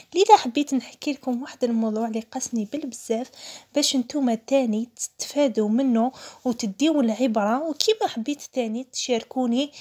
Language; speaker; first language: Arabic; non-native, local second language; Kabyle